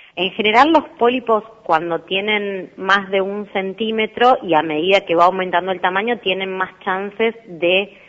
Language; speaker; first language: Spanish; native; Spanish